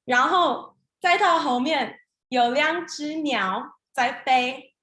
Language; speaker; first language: Chinese; non-native, learner; English